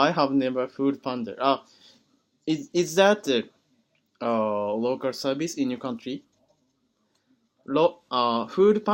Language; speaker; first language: English; non-native, learner; Japanese